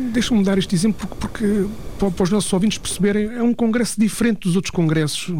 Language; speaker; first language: Portuguese; native; Portuguese